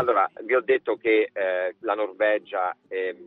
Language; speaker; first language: Italian; native; Italian